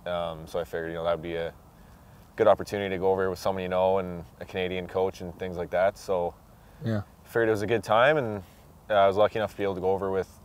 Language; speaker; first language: English; native; English